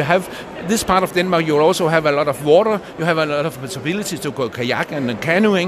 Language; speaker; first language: English; non-native, fluent; Danish